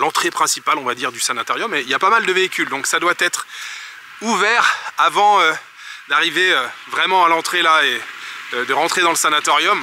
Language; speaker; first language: French; native; French